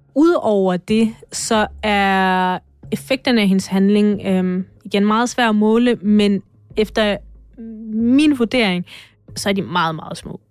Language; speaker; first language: Danish; non-native, fluent; Russian